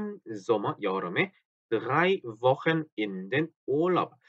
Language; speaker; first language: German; non-native, fluent; Korean